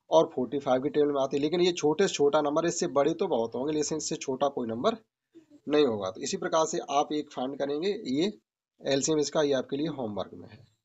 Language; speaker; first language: Hindi; native; Hindi